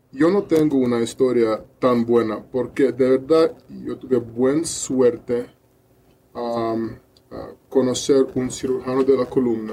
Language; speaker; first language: Spanish; non-native, learner; Russian